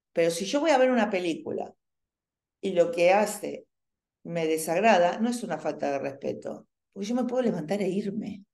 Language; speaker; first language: Spanish; native; Spanish